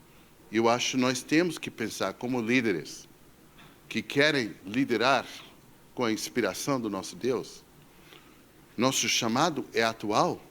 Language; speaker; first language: Portuguese; non-native, fluent; English